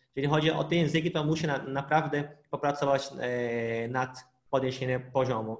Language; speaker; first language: Polish; non-native, fluent; Portuguese